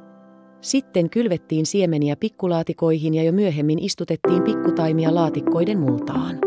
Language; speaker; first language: Finnish; native; Finnish